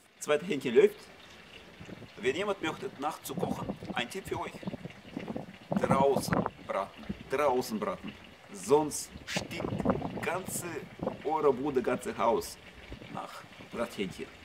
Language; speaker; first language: German; non-native, learner; Russian